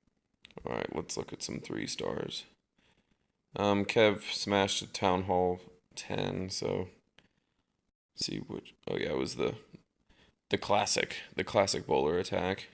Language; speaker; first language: English; native; English